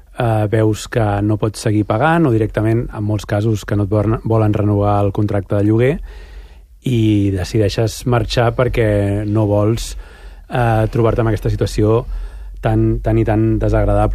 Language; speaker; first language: Catalan; native; Catalan